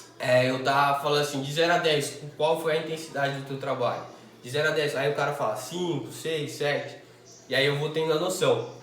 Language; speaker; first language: Portuguese; native; Portuguese